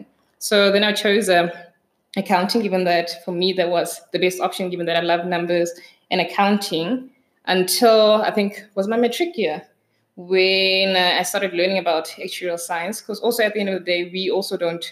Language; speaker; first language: English; non-native, local second language; Southern Sotho